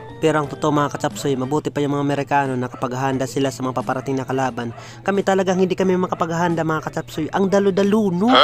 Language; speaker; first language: Filipino; non-native, local second language; Waray